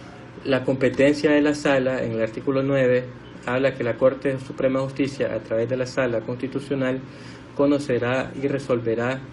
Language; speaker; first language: Spanish; native; Spanish